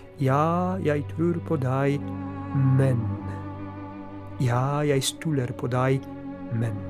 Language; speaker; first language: Norwegian; non-native, fluent; Polish